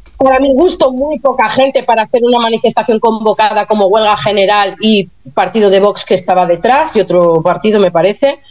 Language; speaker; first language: Spanish; native; Spanish